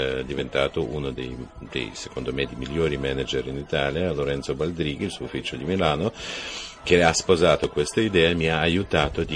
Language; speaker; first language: Italian; non-native, fluent; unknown